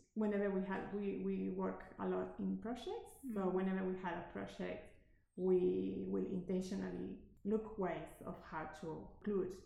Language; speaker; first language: English; non-native, fluent; Spanish